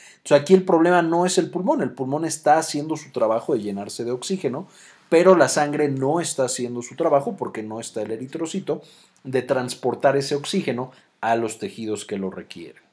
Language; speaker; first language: Spanish; native; Spanish